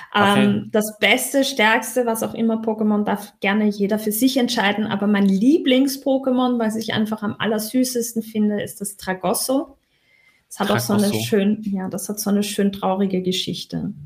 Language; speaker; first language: German; native; German